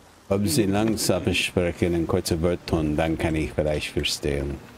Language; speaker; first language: German; non-native, learner; English